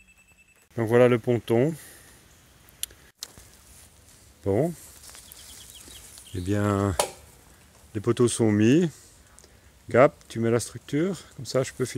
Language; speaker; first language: French; native; French